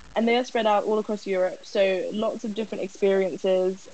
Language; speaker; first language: English; native; English